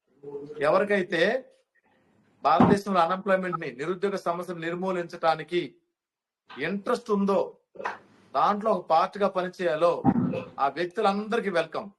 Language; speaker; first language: Telugu; native; Telugu